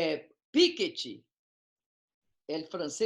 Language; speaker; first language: Spanish; non-native, learner; Portuguese